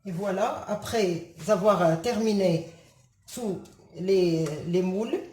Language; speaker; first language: French; non-native, local second language; Arabic